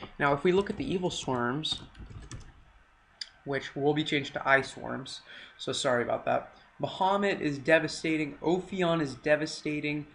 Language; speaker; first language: English; native; English